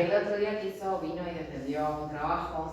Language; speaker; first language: Spanish; native; Spanish